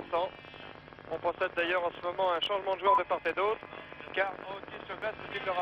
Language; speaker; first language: French; native; French